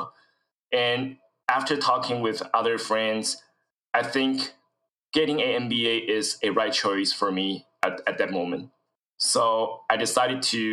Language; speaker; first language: English; non-native, fluent; Chinese